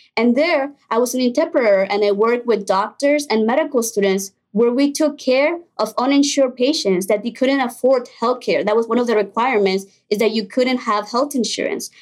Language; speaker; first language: English; early bilingual, other home language; Spanish